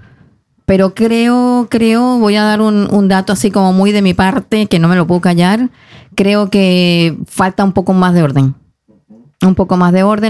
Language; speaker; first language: Spanish; native; Spanish